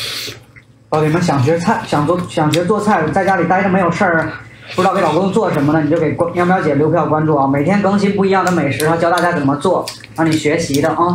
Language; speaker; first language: Chinese; native; Chinese